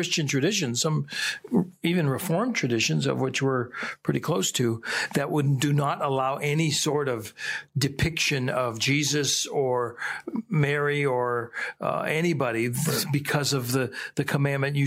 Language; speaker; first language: English; native; English